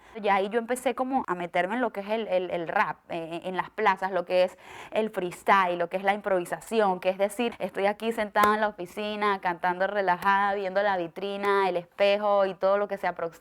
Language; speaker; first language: Spanish; native; Spanish